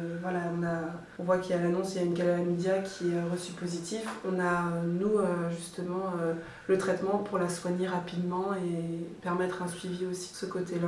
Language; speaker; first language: French; native; French